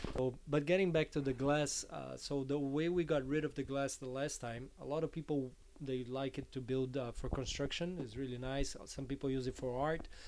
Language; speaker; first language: English; non-native, fluent; Portuguese